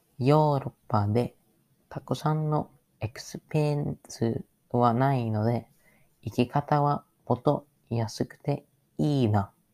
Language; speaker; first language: Japanese; non-native, learner; English